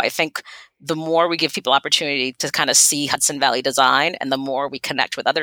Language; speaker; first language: English; non-native, fluent; Haitian Creole